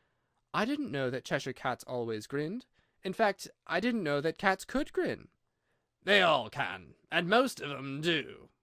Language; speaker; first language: English; native; English